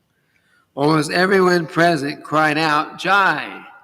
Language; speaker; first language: English; native; English